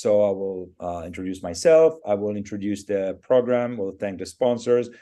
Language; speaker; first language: English; non-native, fluent; Italian